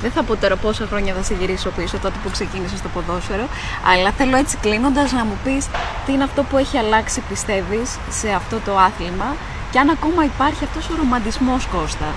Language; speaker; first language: Greek; native; Greek